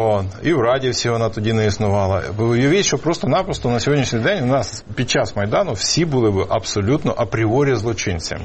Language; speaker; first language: Ukrainian; native; Ukrainian